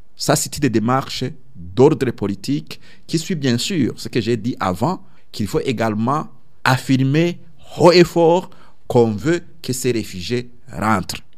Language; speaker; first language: French; non-native, local second language; Rundi